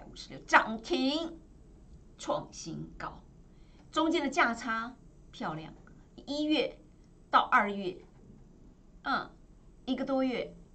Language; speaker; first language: Chinese; native; Chinese